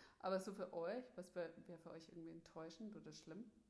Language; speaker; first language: German; native; German